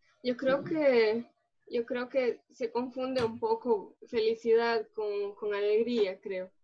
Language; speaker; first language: Spanish; early bilingual, other home language; Portuguese